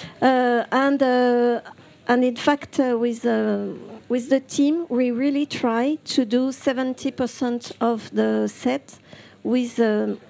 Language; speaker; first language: English; non-native, fluent; French